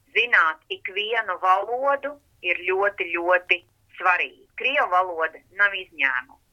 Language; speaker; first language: Latvian; native; Latvian